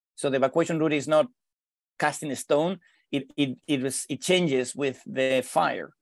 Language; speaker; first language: English; non-native, fluent; Spanish